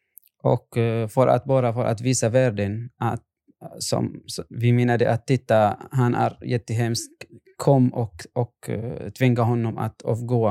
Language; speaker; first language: Swedish; non-native, fluent; Arabic